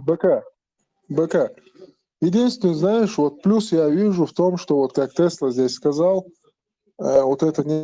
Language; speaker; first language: Russian; non-native, local second language; Chechen